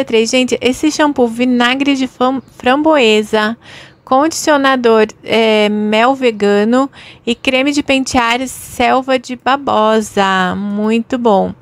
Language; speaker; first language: Portuguese; native; Portuguese